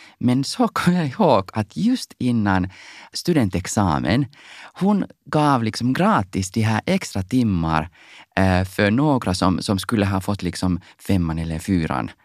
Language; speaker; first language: Swedish; non-native, local second language; Finnish